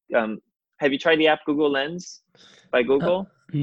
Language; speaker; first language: English; non-native, fluent; Portuguese